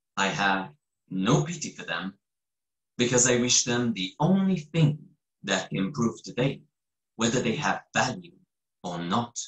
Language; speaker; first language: English; non-native, fluent; Romanian